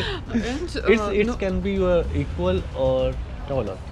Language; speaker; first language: English; non-native, learner; Hindi